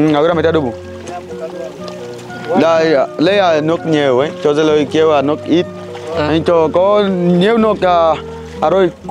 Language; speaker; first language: Vietnamese; non-native, learner; Portuguese